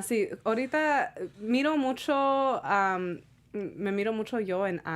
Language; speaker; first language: Spanish; early bilingual, heritage; Spanish